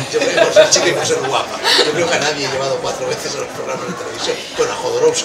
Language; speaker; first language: Spanish; native; Spanish